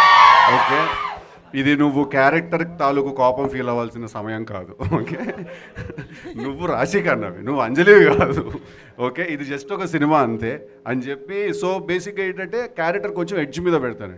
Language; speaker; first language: Telugu; native; Telugu